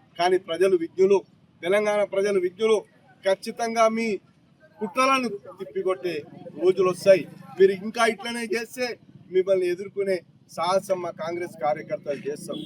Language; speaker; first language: Telugu; native; Telugu